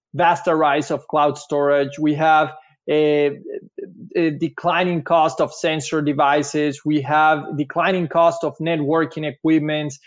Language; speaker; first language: English; non-native, fluent; Spanish